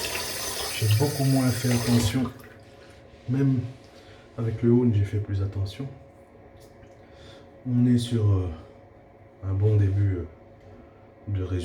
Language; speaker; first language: French; native; French